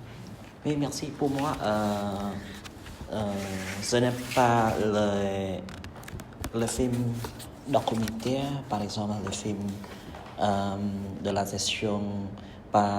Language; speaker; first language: French; non-native, learner; Khmer